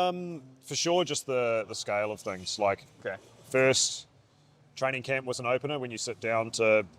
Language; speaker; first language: English; native; English